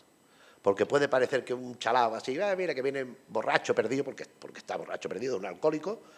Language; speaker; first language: Spanish; native; Spanish